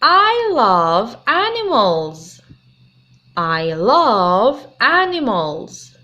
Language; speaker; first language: English; non-native, fluent; Arabic